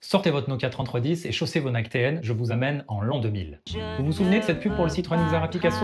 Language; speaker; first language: French; native; French